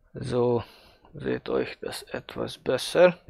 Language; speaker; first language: German; non-native, fluent; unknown